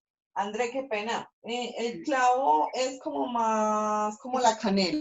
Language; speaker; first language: Spanish; native; Spanish